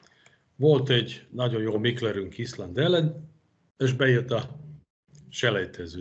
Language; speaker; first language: Hungarian; non-native, fluent; Serbian